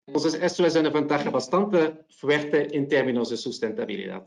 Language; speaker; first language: Spanish; non-native, fluent; Dutch